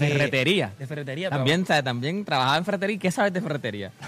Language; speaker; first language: Spanish; native; Spanish